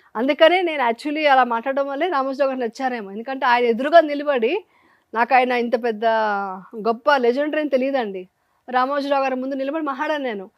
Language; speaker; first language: Telugu; native; Telugu